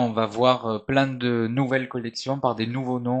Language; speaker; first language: French; native; French